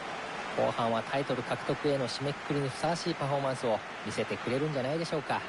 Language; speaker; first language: Japanese; native; Japanese